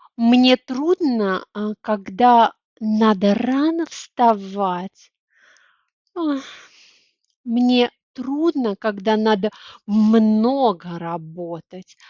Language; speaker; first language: Russian; native; Russian